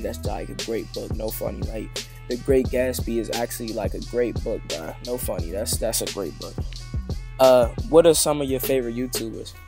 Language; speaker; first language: English; native; English